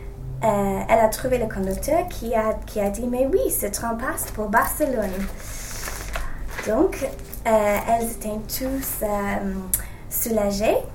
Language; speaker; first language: French; non-native, learner; English